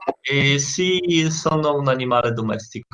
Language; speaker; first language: Italian; non-native, learner; Polish